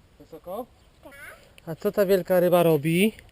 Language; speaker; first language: Polish; native; Polish